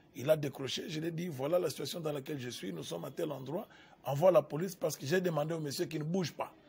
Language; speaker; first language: French; non-native, local second language; Lingala